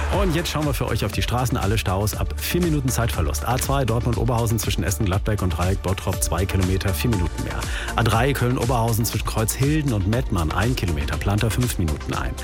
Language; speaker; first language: German; native; German